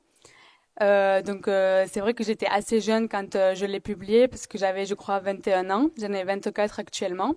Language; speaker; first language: French; native; French